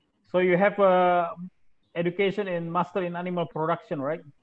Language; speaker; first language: English; non-native, fluent; Indonesian